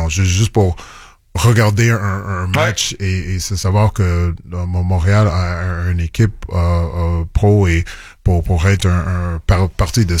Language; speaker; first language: French; non-native, local second language; English